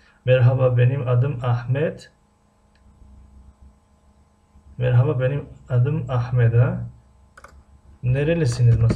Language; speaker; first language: Turkish; non-native, fluent; Tajik